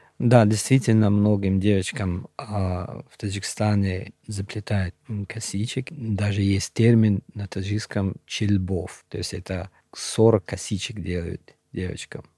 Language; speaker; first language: Russian; non-native, local second language; Shughni